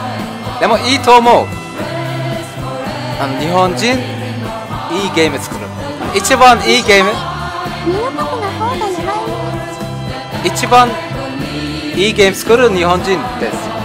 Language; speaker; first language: Japanese; non-native, learner; German